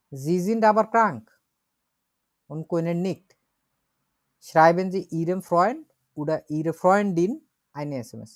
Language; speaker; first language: German; non-native, fluent; Bangla